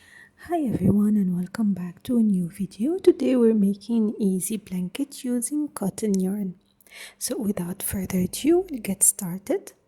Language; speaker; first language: English; non-native, fluent; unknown